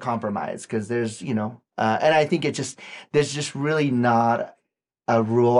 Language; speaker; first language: English; non-native, fluent; Japanese